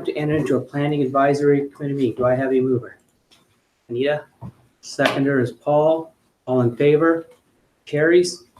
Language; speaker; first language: English; native; English